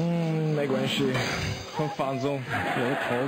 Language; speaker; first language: Chinese; non-native, learner; Finnish